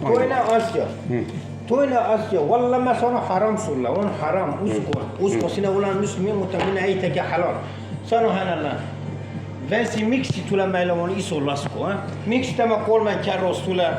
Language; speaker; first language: Finnish; non-native, learner; Turkish